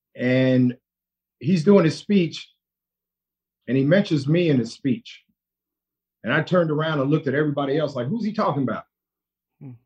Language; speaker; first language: English; native; English